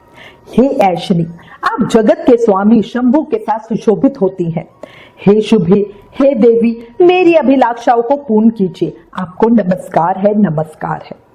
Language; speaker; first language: Hindi; native; Hindi